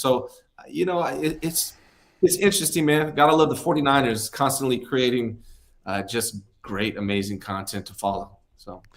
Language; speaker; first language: English; native; English